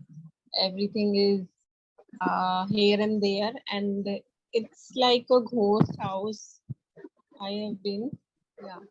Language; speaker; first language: English; non-native, learner; Hindi